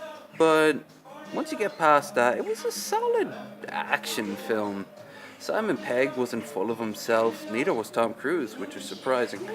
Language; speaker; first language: English; native; English